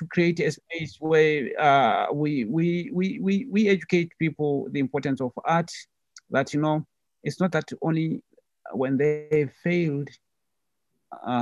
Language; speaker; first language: English; non-native, local second language; Tswana